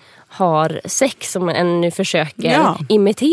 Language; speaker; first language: Swedish; native; Swedish